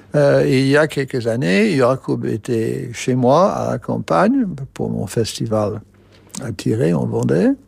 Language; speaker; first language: French; non-native, fluent; English